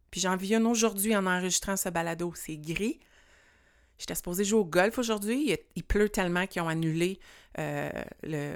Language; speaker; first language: French; native; French